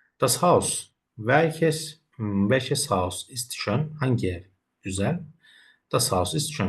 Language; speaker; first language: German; non-native, fluent; Turkish